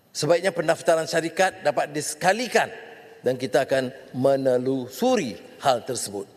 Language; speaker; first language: Malay; native; Malay